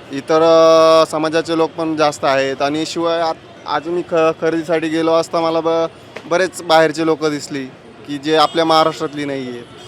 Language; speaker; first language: Marathi; native; Marathi